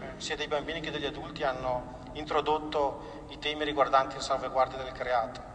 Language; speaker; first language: Italian; native; Italian